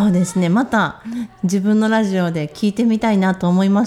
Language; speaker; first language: Japanese; native; Japanese